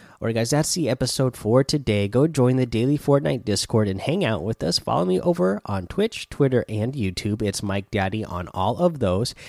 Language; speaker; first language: English; native; English